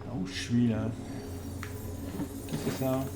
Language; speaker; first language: French; native; French